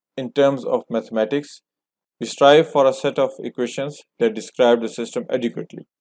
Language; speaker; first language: English; non-native, local second language; Hindi